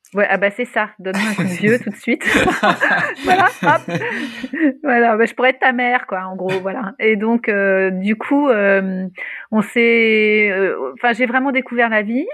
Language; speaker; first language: French; native; French